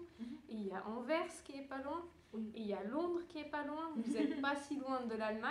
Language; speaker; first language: French; early bilingual, other home language; Dutch